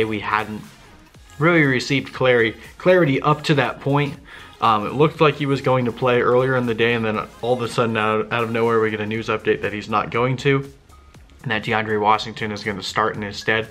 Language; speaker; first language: English; native; English